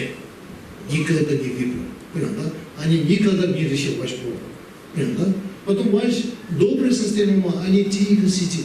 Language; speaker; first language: Russian; non-native, learner; Tibetan